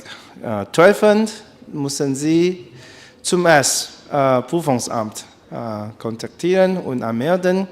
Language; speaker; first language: German; non-native, learner; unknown